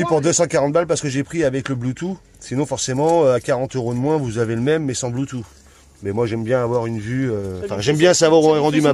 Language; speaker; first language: French; native; French